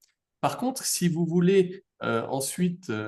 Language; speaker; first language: French; native; French